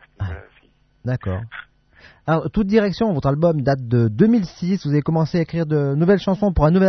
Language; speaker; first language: French; native; French